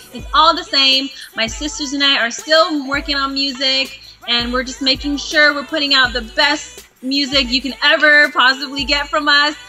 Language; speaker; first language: English; native; English